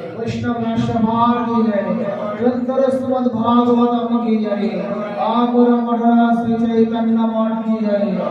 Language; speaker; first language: Hindi; non-native, local second language; Bangla